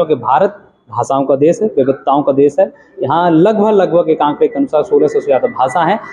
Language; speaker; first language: Hindi; native; Hindi